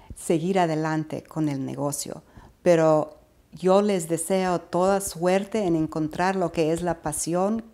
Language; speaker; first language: Spanish; early bilingual, heritage; Spanish